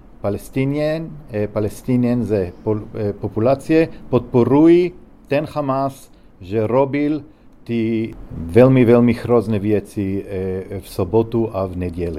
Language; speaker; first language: Czech; non-native, learner; Hebrew